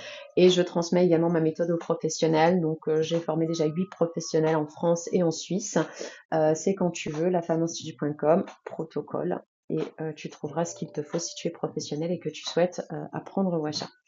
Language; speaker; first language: French; native; French